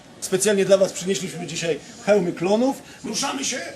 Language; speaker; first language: Polish; native; Polish